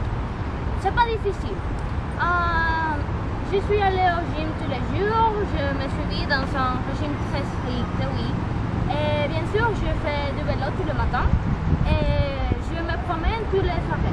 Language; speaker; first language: French; non-native, learner; Spanish